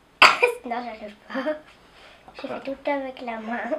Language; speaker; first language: French; native; French